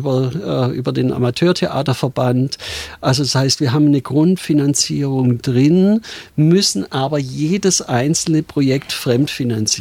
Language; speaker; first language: German; native; German